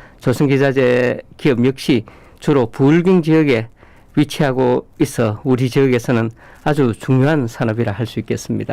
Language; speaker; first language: Korean; native; Korean